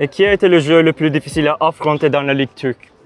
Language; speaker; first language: French; non-native, learner; Turkish